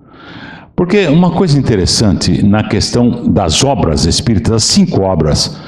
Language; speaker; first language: Portuguese; native; Portuguese